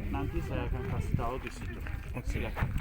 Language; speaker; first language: Indonesian; non-native, fluent; Turkish